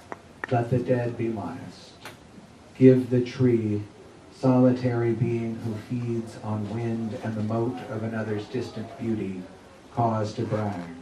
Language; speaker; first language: English; native; English